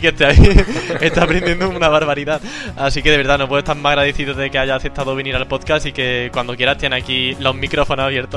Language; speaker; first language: Spanish; native; Spanish